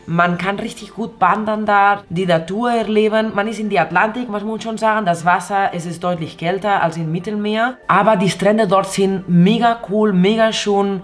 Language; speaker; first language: German; non-native, fluent; Spanish